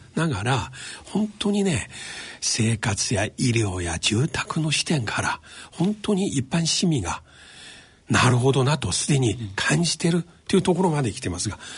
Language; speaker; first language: Japanese; non-native, fluent; Chinese